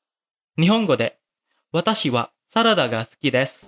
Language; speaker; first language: Japanese; non-native, fluent; Indonesian